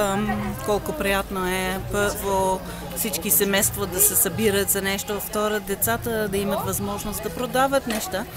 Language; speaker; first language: Bulgarian; non-native, learner; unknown